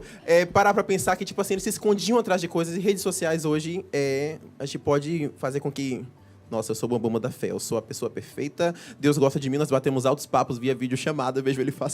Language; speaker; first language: Portuguese; native; Portuguese